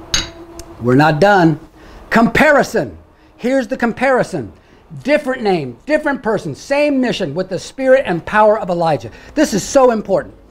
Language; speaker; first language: English; native; English